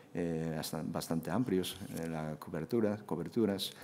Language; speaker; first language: Spanish; non-native, fluent; Japanese